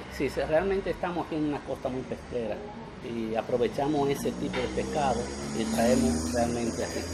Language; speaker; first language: Spanish; native; Spanish